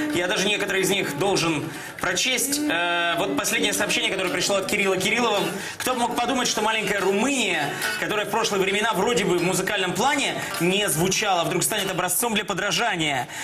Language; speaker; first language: Russian; native; Russian